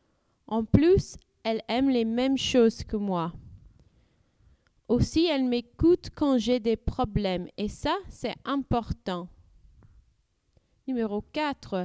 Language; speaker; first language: French; non-native, learner; English